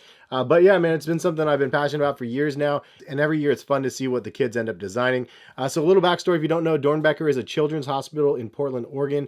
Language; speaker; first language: English; native; English